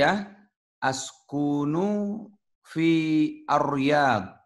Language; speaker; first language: Arabic; non-native, learner; Indonesian